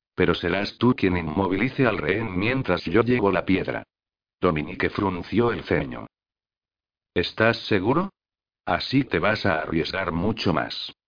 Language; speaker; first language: Spanish; native; Spanish